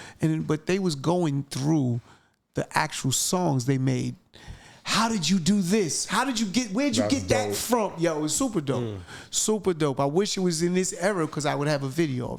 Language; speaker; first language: English; native; English